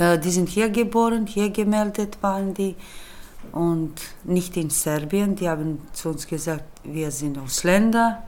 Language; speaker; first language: German; early bilingual, other home language; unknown